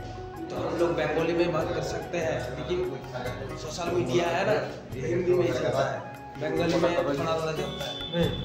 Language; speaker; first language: Hindi; non-native, local second language; Bangla